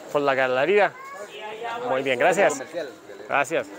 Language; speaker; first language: Spanish; non-native, learner; English